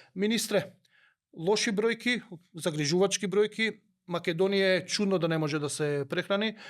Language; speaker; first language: Macedonian; native; Macedonian